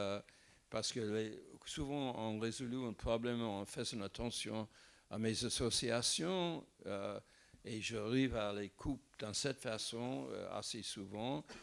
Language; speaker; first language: French; non-native, fluent; English